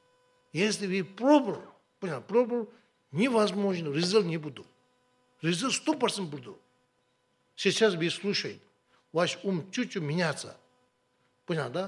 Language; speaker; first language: Russian; non-native, learner; Tibetan